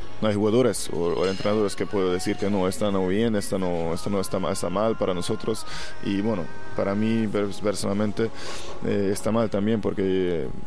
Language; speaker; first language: Spanish; non-native, fluent; Hungarian